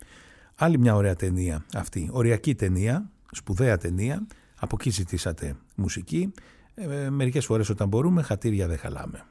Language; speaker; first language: Greek; native; Greek